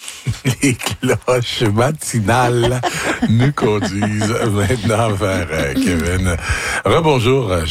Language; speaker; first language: French; native; French